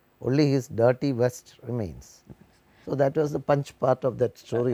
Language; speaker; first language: English; non-native, local second language; Malayalam